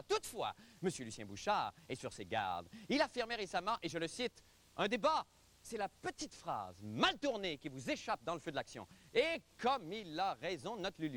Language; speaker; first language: French; native; French